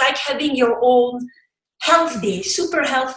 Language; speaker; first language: English; non-native, fluent; French